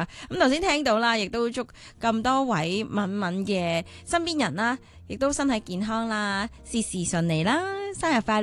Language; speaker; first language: Cantonese; native; Cantonese